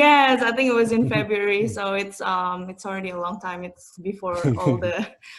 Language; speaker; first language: English; non-native, fluent; Indonesian